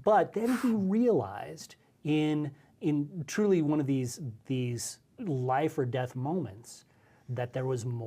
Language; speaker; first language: English; native; English